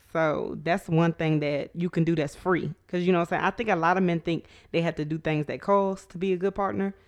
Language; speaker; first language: English; native; English